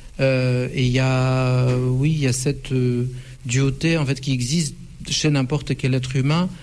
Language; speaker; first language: French; non-native, fluent; Russian